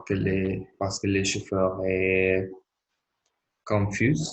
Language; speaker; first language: French; non-native, learner; Spanish